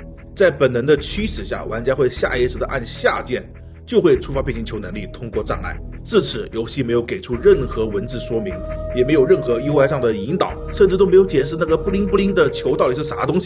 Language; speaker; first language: Chinese; native; Chinese